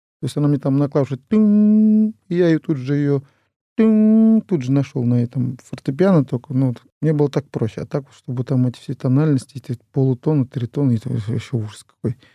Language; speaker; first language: Russian; non-native, local second language; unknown